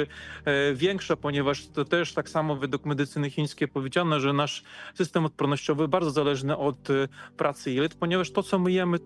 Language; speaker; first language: Polish; native; Polish